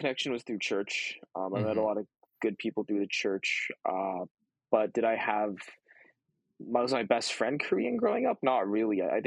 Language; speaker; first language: English; early bilingual, other home language; Korean